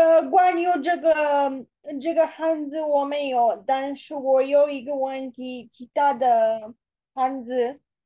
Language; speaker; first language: Chinese; non-native, learner; Romanian